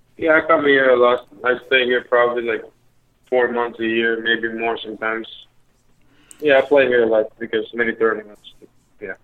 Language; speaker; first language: English; early bilingual, other home language; Albanian